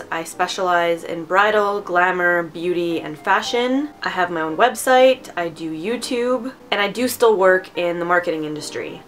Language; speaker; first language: English; early bilingual, other home language; Romanian